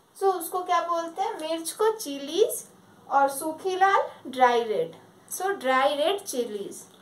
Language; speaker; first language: Hindi; non-native, local second language; Telugu